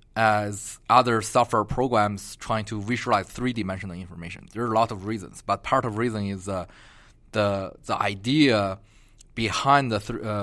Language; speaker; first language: English; non-native, fluent; Chinese